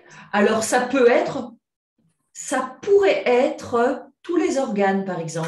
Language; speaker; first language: French; native; French